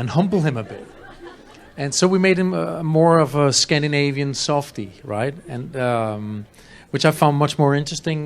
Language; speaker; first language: English; non-native, fluent; Danish